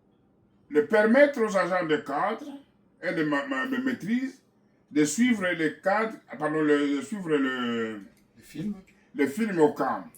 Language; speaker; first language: French; non-native, local second language; Kongo